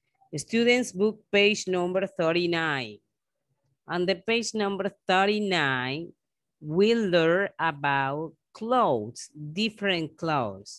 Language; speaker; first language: English; non-native, fluent; Spanish